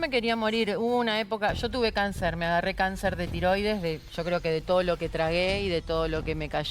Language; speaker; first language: Spanish; native; Spanish